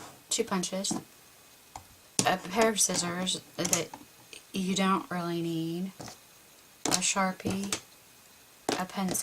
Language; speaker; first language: English; native; English